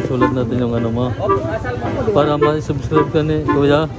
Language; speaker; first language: Filipino; non-native, local second language; Bikol